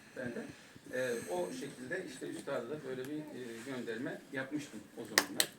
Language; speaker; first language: Turkish; non-native, local second language; Kurdish